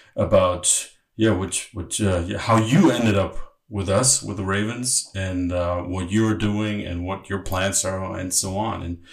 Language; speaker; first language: English; non-native, fluent; German